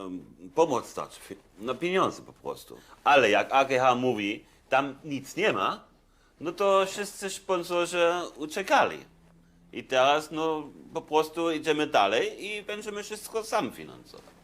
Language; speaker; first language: Polish; non-native, fluent; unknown